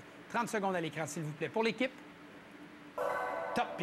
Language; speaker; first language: French; native; French